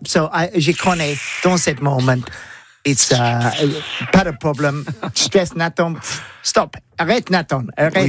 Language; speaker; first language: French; non-native, learner; English